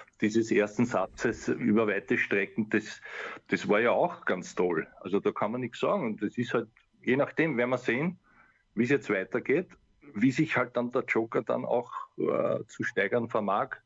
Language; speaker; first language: German; native; German